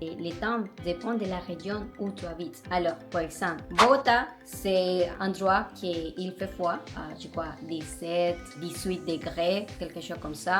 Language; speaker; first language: French; non-native, learner; Spanish